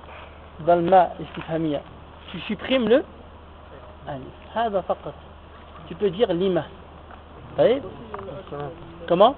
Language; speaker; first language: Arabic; non-native, fluent; French